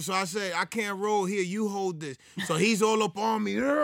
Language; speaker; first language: English; early bilingual, other home language; Spanish